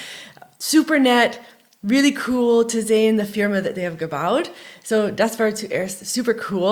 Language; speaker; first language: German; non-native, learner; English